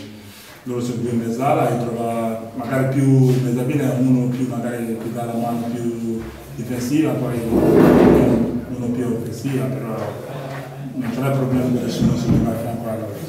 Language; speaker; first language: Italian; non-native, learner; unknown